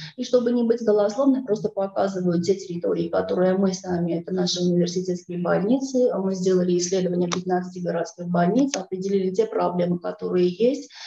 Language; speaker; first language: Russian; non-native, local second language; Armenian